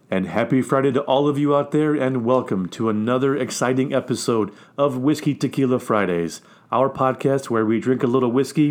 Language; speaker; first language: English; native; English